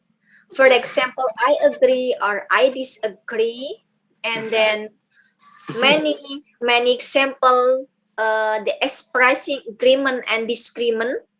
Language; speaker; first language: English; non-native, learner; Indonesian